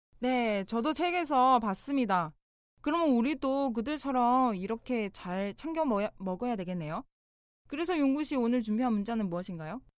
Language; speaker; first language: Korean; non-native, fluent; Chinese